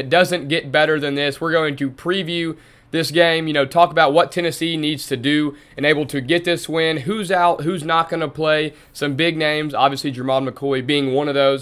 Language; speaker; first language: English; native; English